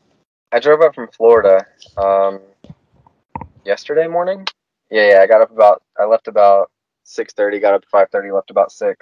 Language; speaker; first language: English; native; English